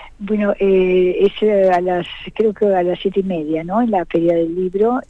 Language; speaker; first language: Spanish; native; Spanish